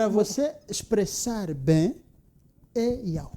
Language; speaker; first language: Portuguese; non-native, local second language; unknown